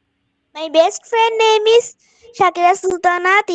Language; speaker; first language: English; non-native, learner; Bangla